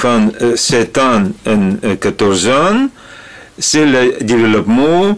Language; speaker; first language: French; non-native, learner; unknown